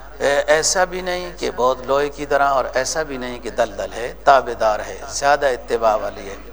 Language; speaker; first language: Urdu; non-native, local second language; Punjabi